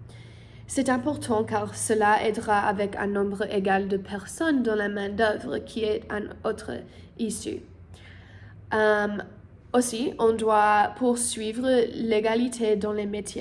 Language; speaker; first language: French; non-native, learner; English